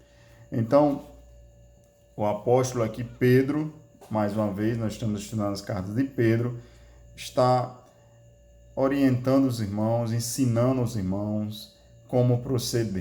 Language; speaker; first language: Portuguese; native; Portuguese